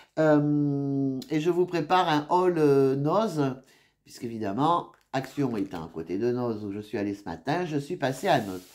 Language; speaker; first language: French; native; French